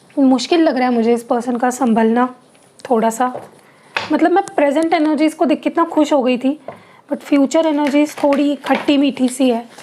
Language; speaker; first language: Hindi; non-native, local second language; Marathi